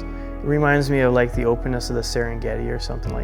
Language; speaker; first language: English; native; English